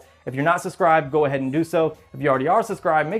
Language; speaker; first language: English; native; English